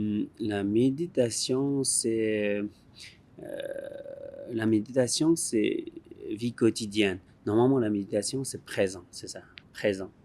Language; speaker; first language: French; non-native, learner; Tibetan